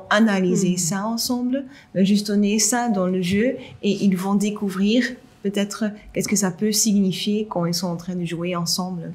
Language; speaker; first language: French; non-native, local second language; Dutch